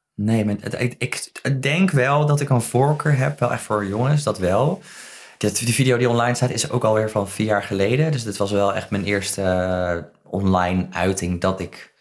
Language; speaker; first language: Dutch; native; Dutch